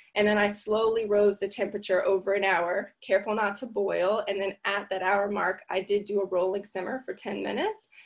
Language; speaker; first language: English; native; English